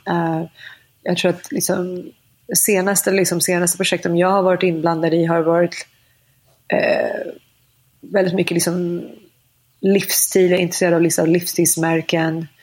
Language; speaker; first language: Swedish; native; Swedish